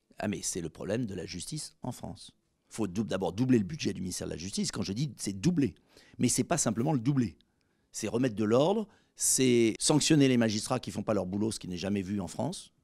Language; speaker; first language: French; native; French